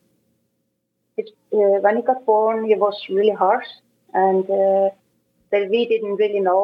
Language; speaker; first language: English; non-native, fluent; Icelandic